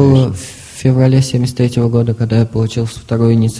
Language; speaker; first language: Russian; native; Russian